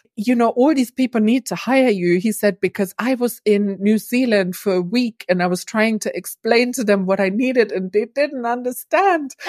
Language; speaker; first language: English; non-native, fluent; German